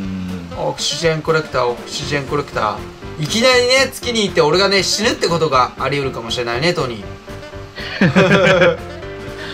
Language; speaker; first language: Japanese; native; Japanese